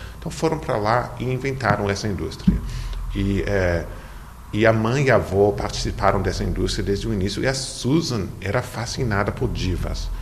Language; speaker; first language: Portuguese; non-native, fluent; English